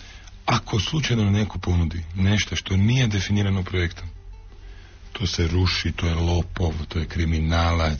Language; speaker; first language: Croatian; native; Croatian